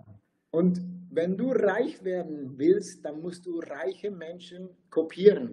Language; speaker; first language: German; non-native, fluent; Turkish